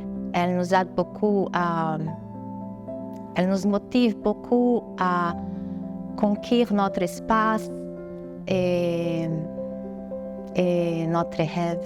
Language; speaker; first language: French; non-native, learner; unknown